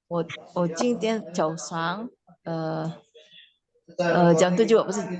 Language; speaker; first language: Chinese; non-native, learner; Indonesian